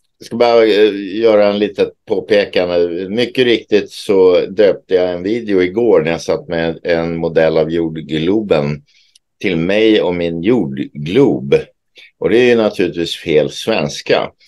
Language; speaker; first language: Swedish; native; Swedish